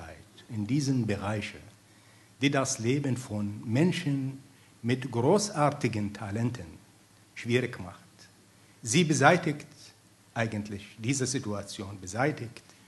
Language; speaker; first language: German; non-native, fluent; Arabic